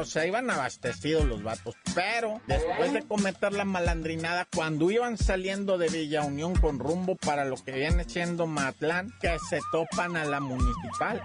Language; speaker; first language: Spanish; native; Spanish